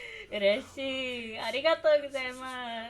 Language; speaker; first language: Japanese; non-native, learner; English